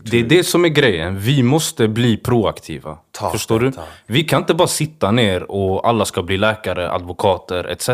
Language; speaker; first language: Swedish; early bilingual, other home language; Swahili